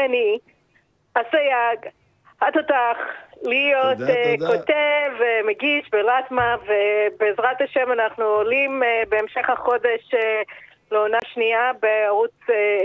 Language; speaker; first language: Hebrew; non-native, fluent; English